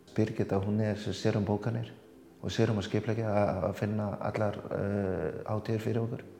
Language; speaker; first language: Icelandic; early bilingual, other home language; Indonesian